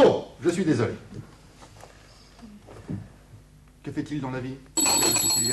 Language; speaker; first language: French; native; French